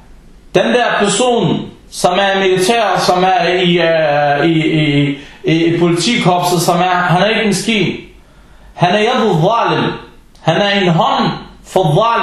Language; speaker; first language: Danish; non-native, fluent; Arabic